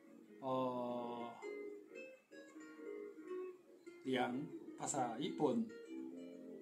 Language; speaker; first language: Thai; non-native, fluent; Japanese